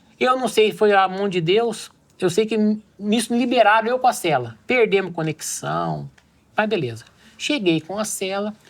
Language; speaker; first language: Portuguese; native; Portuguese